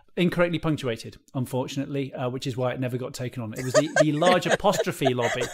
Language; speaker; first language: English; native; English